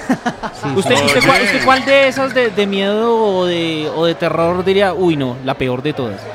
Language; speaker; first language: Spanish; native; Spanish